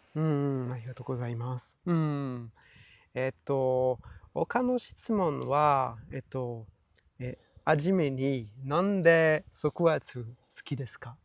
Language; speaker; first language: Japanese; non-native, learner; French